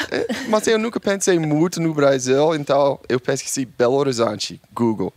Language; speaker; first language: Portuguese; non-native, fluent; English